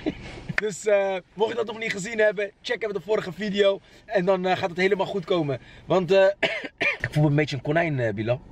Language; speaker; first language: Dutch; native; Dutch